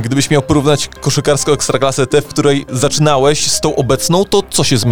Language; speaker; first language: Polish; native; Polish